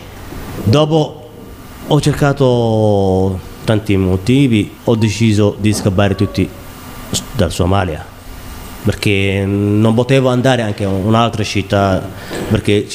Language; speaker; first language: Italian; non-native, learner; Somali